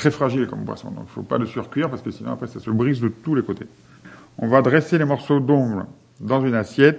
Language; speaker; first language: French; native; French